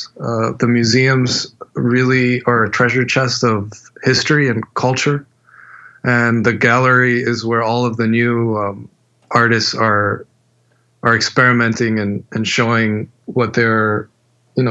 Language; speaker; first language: English; native; English